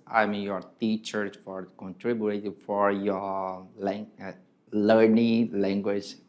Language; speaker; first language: English; non-native, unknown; Portuguese